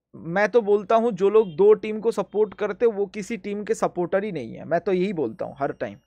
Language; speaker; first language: Hindi; non-native, local second language; Bangla